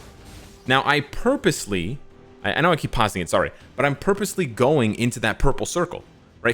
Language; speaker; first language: English; native; English